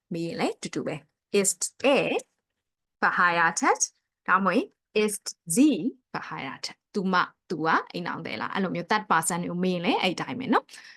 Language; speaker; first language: Burmese; native; Burmese